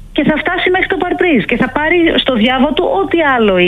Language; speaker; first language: Greek; native; Greek